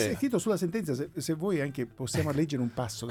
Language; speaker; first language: Italian; native; Italian